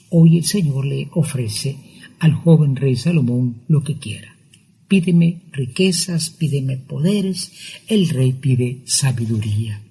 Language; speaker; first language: Spanish; native; Spanish